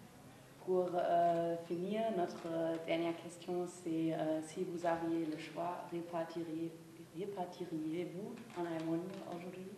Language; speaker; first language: French; non-native, fluent; German